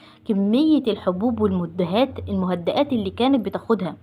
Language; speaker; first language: Arabic; native; Arabic